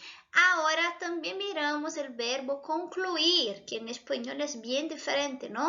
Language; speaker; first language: Spanish; non-native, fluent; Portuguese